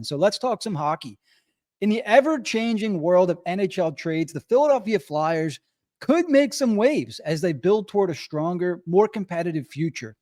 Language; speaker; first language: English; native; English